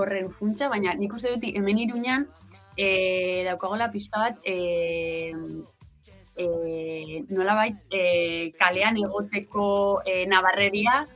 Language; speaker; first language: Basque; non-native, local second language; Spanish